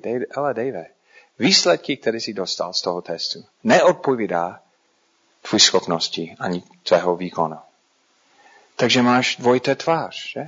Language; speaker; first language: Czech; non-native, fluent; English